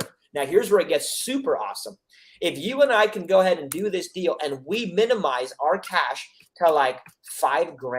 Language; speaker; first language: English; native; English